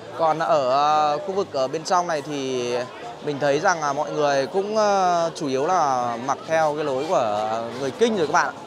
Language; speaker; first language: Vietnamese; native; Vietnamese